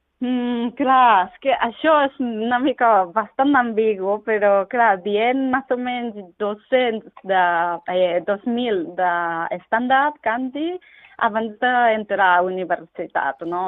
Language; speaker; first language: Catalan; non-native, learner; Japanese